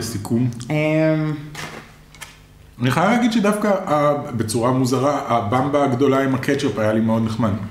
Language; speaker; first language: Hebrew; native; Hebrew